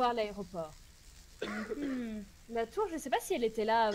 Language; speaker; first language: French; native; French